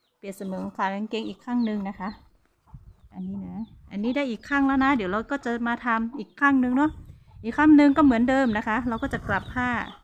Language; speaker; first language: Thai; non-native, local second language; Hmong